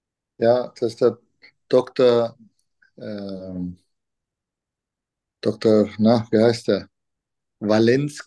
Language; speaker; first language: German; non-native, fluent; Turkish